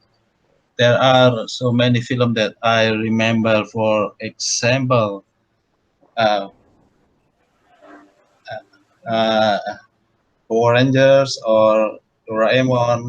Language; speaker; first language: English; non-native, learner; Indonesian